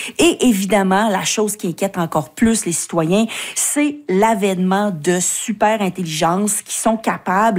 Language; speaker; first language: French; native; French